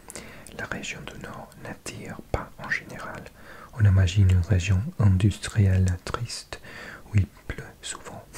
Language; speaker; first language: French; non-native, learner; English